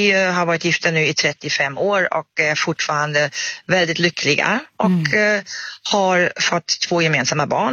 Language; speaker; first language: Swedish; non-native, fluent; German